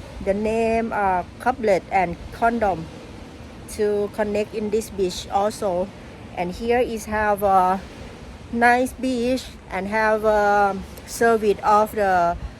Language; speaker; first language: English; non-native, learner; Thai